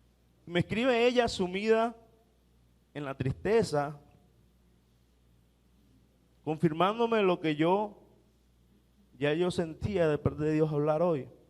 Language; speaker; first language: Spanish; native; Spanish